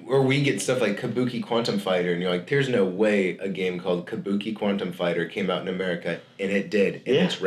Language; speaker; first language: English; native; English